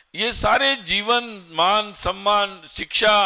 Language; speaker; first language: Hindi; non-native, local second language; Marathi